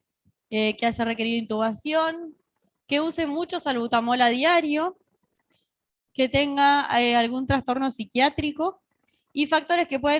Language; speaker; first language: Spanish; native; Spanish